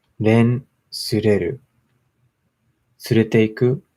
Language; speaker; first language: Japanese; non-native, learner; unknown